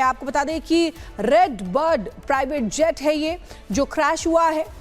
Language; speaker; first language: Hindi; native; Hindi